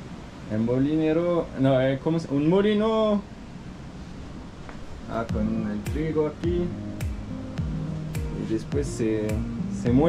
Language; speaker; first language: Spanish; non-native, learner; French